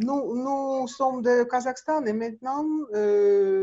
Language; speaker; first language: French; non-native, learner; Russian